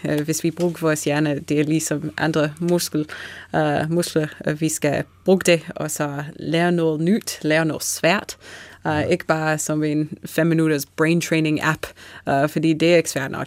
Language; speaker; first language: Danish; non-native, fluent; English